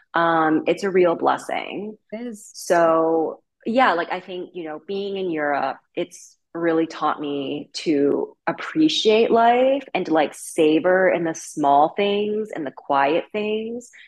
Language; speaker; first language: English; native; English